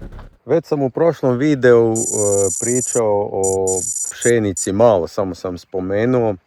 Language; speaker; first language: Croatian; native; Croatian